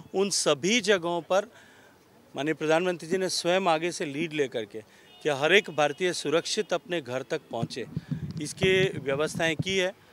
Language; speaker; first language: Hindi; native; Hindi